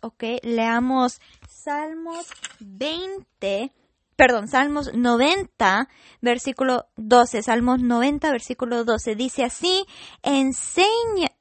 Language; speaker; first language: Spanish; non-native, fluent; English